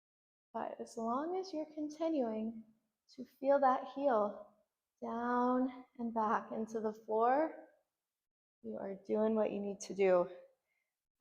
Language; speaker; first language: English; native; English